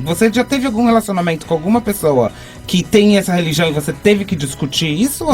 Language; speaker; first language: Portuguese; native; Portuguese